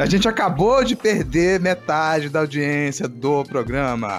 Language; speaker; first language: Portuguese; native; Portuguese